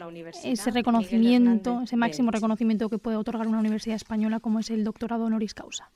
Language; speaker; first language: Spanish; native; Spanish